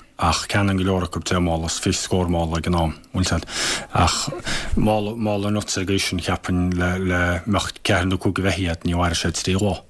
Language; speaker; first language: Irish; native; Irish